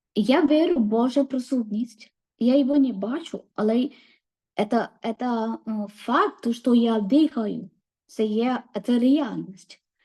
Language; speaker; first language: Ukrainian; non-native, learner; Malayalam